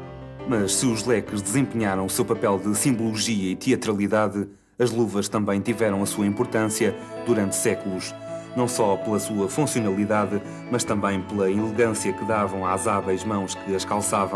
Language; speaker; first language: Portuguese; native; Portuguese